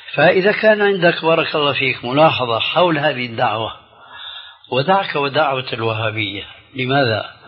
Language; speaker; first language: Arabic; early bilingual, other home language; Albanian